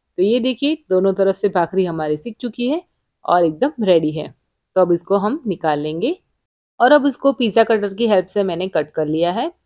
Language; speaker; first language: Hindi; non-native, local second language; Gujarati